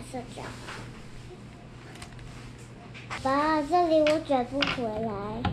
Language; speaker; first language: Chinese; native; Chinese